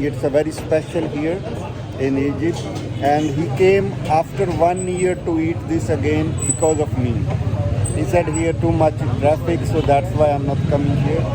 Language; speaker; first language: English; non-native, local second language; Hindi